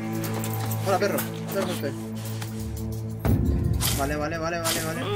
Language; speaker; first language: Spanish; native; Spanish